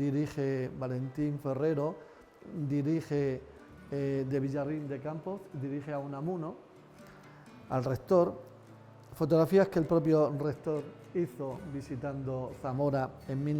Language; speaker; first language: Spanish; native; Spanish